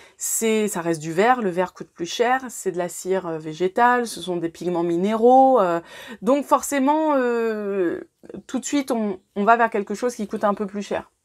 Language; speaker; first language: French; native; French